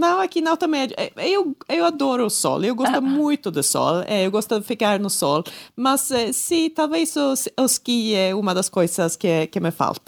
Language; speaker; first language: Portuguese; non-native, learner; Swedish